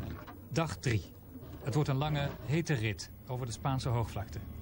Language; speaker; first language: Dutch; native; Dutch